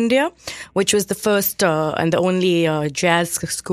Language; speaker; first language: English; non-native, local second language; Hindi